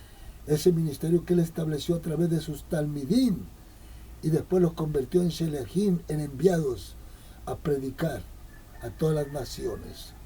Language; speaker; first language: Spanish; native; Spanish